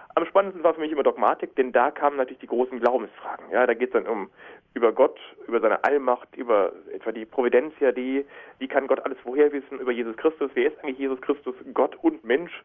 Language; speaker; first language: German; native; German